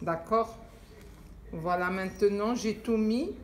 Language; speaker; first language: French; non-native, local second language; Arabic